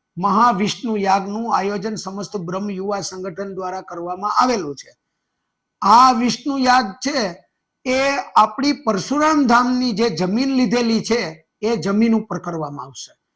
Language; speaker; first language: Gujarati; native; Gujarati